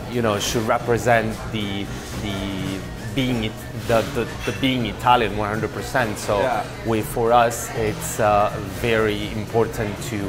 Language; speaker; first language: English; non-native, fluent; Italian